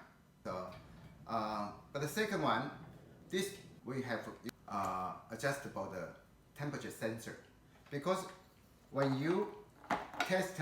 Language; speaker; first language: English; non-native, learner; Chinese